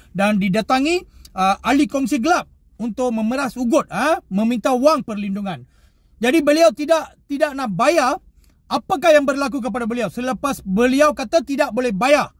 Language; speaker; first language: Malay; non-native, local second language; Tamil